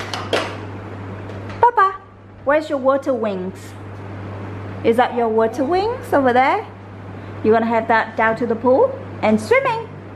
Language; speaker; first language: English; non-native, fluent; Vietnamese